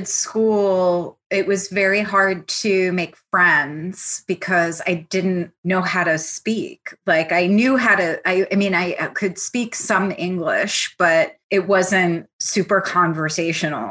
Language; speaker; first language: English; early bilingual, other home language; Italian